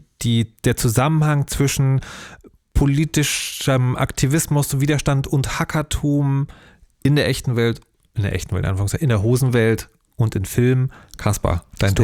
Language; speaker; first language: German; native; German